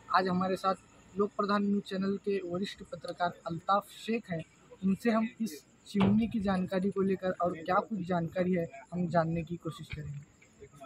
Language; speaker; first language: Hindi; non-native, local second language; Marathi